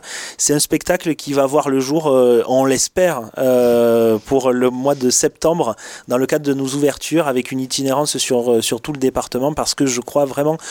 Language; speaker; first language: French; native; French